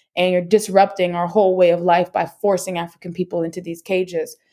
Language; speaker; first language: English; native; English